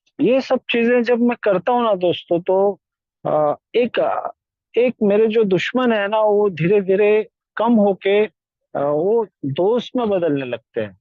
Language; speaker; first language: Hindi; non-native, local second language; Marathi